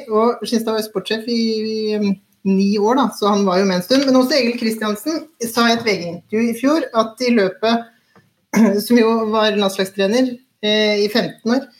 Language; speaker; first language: Norwegian; native; Norwegian